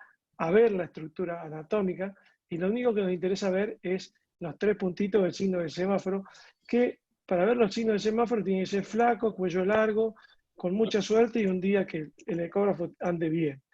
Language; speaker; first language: Spanish; native; Spanish